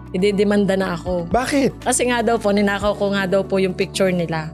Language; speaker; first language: Filipino; native; Filipino